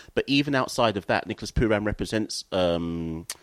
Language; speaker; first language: English; native; English